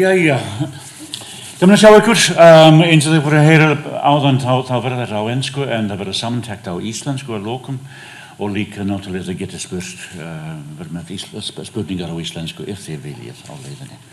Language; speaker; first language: Icelandic; non-native, fluent; English